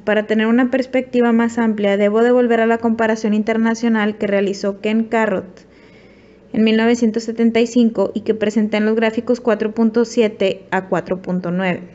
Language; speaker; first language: Spanish; native; Spanish